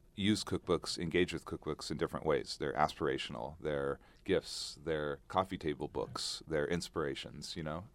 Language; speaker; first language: English; native; English